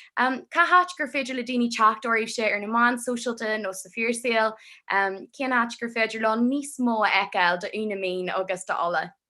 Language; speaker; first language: Irish; non-native, local second language; English